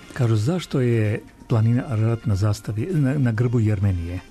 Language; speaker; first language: Croatian; non-native, fluent; Armenian